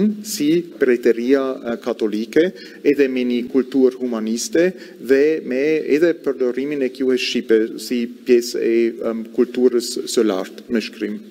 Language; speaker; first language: Albanian; non-native, fluent; German